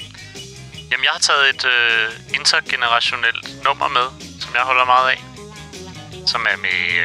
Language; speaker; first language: Danish; native; Danish